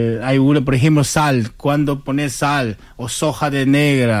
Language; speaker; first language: Spanish; non-native, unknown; Chinese